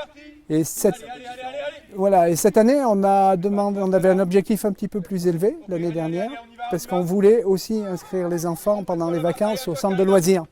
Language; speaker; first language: French; native; French